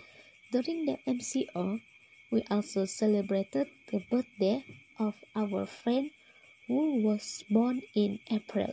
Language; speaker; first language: English; non-native, local second language; Malay